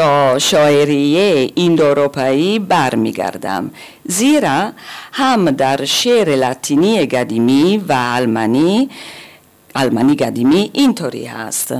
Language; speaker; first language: Persian; non-native, learner; German